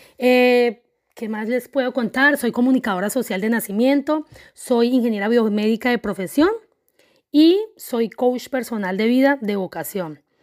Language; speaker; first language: Spanish; native; Spanish